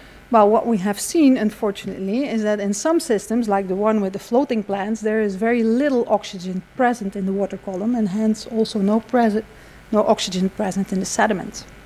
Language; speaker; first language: English; non-native, fluent; Dutch